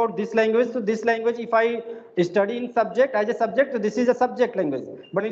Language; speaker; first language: English; non-native, fluent; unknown